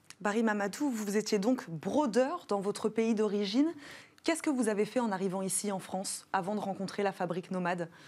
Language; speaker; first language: French; native; French